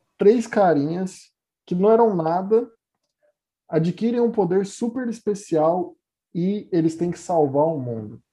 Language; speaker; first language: Portuguese; native; Portuguese